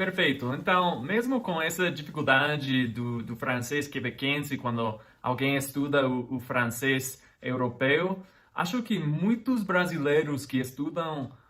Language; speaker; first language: Portuguese; non-native, fluent; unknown